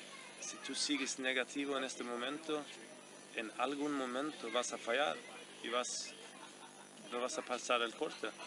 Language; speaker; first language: Spanish; non-native, fluent; Swedish